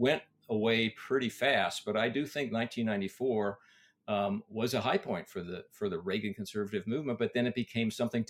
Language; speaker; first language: English; native; English